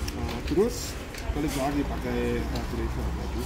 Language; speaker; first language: Indonesian; non-native, learner; German